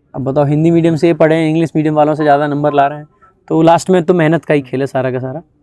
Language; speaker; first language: Hindi; native; Hindi